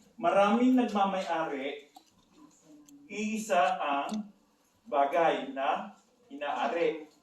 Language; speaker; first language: Filipino; native; Filipino